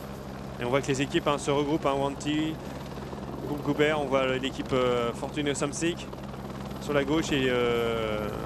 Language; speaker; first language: French; native; French